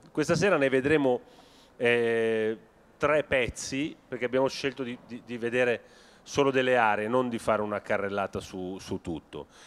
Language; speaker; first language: Italian; native; Italian